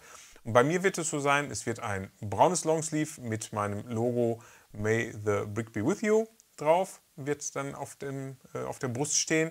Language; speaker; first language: German; native; German